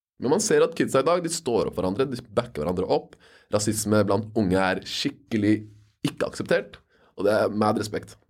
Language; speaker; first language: Norwegian; native; Norwegian